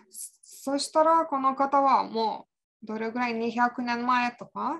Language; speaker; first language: Japanese; non-native, fluent; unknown